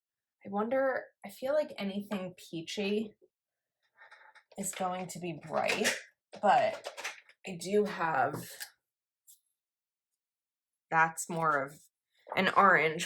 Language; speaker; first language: English; native; English